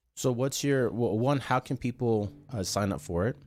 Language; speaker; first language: English; non-native, fluent; Korean